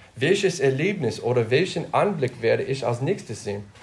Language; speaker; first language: German; non-native, fluent; English